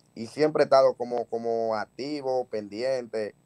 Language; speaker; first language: Spanish; native; Spanish